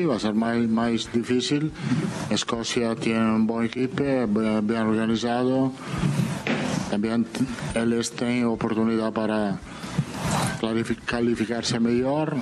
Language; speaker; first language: Portuguese; non-native, fluent; Italian